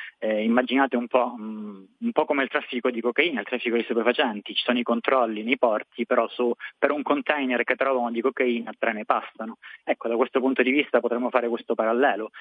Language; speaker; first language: Italian; native; Italian